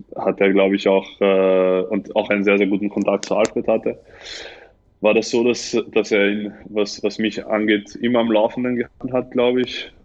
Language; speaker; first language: German; native; German